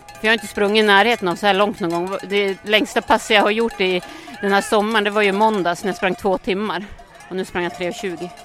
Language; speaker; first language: Swedish; native; Swedish